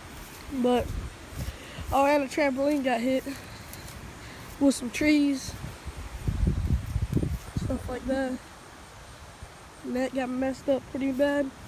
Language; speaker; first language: English; native; English